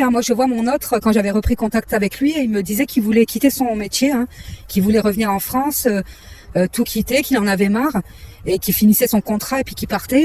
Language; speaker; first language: French; native; French